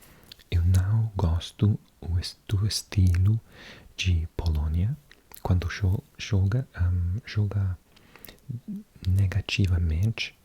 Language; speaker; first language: Portuguese; non-native, learner; English